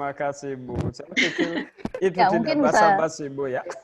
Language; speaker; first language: Indonesian; non-native, learner; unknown